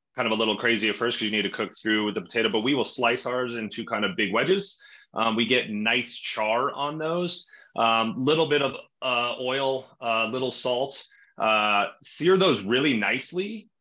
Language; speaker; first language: English; native; English